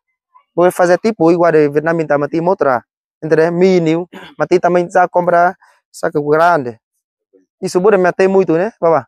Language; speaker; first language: Portuguese; non-native, learner; Vietnamese